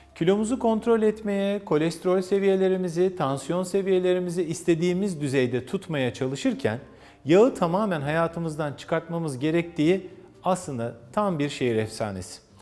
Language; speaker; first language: Turkish; native; Turkish